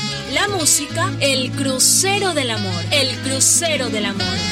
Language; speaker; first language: Spanish; native; Spanish